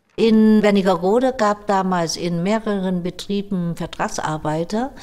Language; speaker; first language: German; non-native, fluent; Vietnamese